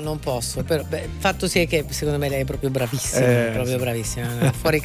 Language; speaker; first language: Italian; native; Italian